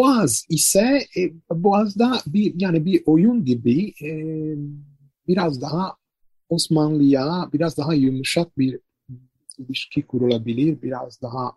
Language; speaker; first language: Turkish; non-native, fluent; Italian